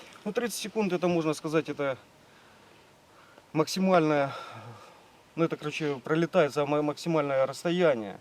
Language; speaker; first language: Russian; native; Russian